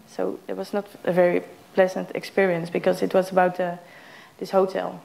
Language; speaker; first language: English; non-native, fluent; Dutch